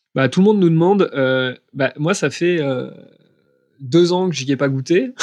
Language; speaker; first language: French; native; French